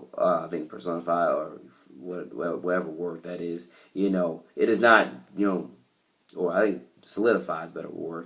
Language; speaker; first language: English; native; English